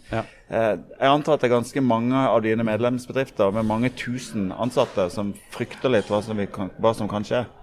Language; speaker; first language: Norwegian; native; Norwegian